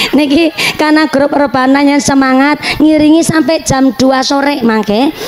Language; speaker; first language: Indonesian; non-native, local second language; Javanese